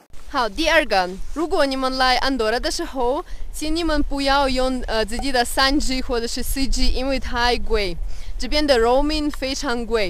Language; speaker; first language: Chinese; non-native, fluent; Russian